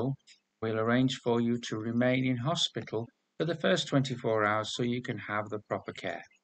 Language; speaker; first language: English; native; English